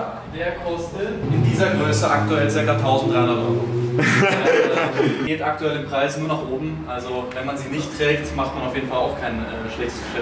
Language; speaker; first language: German; native; German